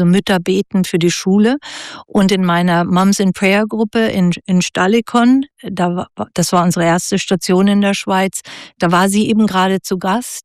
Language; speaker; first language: German; native; German